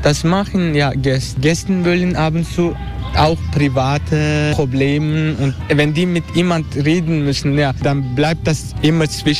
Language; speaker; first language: German; non-native, learner; Turkish